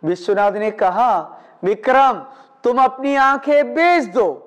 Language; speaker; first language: Hindi; non-native, local second language; Malayalam